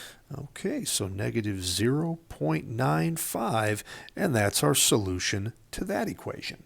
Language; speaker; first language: English; native; English